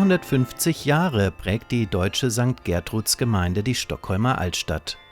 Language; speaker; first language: German; native; German